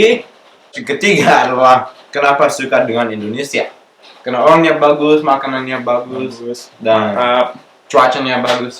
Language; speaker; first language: Indonesian; non-native, local second language; English